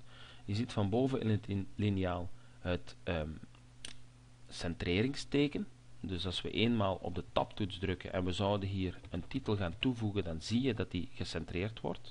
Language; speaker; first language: Dutch; native; Dutch